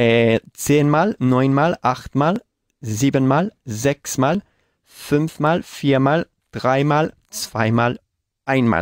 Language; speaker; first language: German; non-native, learner; Spanish